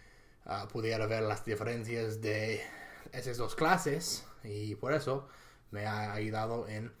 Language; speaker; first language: Spanish; non-native, fluent; English